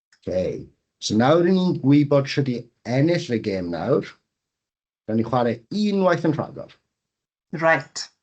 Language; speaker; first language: Welsh; native; Welsh